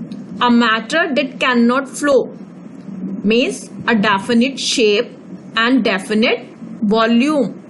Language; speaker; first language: English; non-native, local second language; Hindi